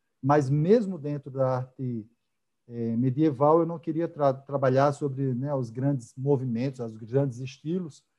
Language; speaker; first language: Portuguese; native; Portuguese